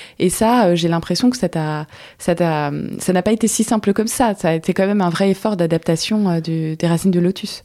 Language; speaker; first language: French; native; French